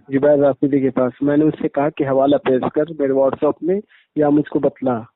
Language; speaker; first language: Urdu; native; Urdu